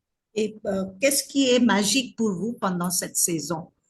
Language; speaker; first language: French; non-native, fluent; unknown